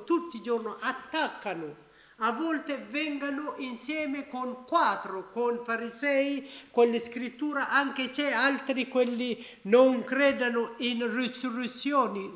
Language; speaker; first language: Italian; non-native, learner; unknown